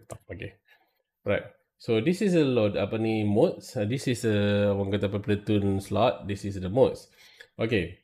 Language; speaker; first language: English; non-native, local second language; Malay